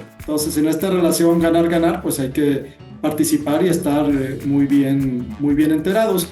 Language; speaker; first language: Spanish; native; Spanish